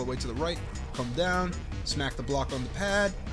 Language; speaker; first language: English; native; English